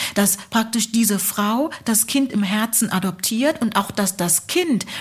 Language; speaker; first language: German; early bilingual, other home language; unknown